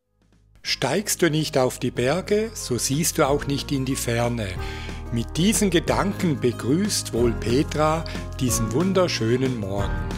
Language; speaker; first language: German; native; German